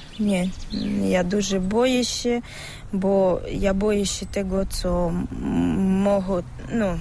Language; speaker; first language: Polish; non-native, learner; Ukrainian